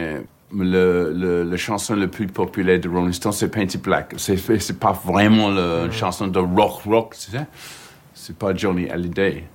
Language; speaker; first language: French; non-native, fluent; English